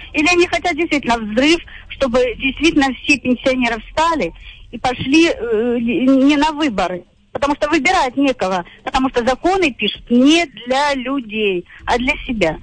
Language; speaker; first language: Russian; native; Russian